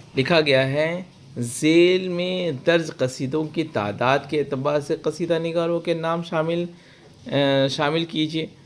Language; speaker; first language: Urdu; native; Urdu